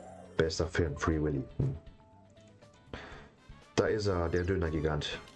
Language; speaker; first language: German; native; German